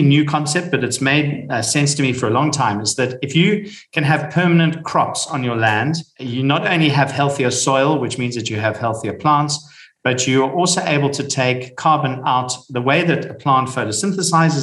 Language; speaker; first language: English; native; English